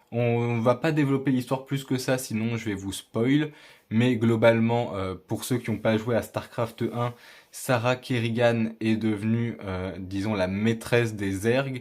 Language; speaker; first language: French; native; French